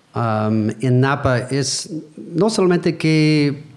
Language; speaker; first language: Spanish; non-native, learner; English